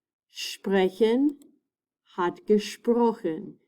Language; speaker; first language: German; non-native, fluent; English